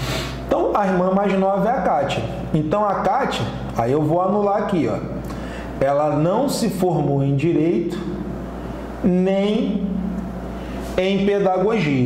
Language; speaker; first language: Portuguese; native; Portuguese